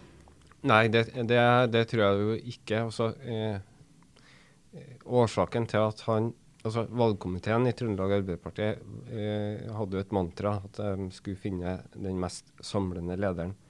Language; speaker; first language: Norwegian; native; Norwegian